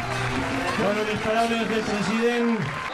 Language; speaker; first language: Spanish; native; Spanish